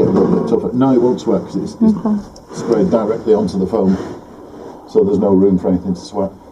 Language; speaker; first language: English; native; English